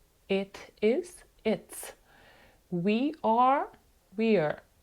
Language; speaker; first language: English; non-native, fluent; Ukrainian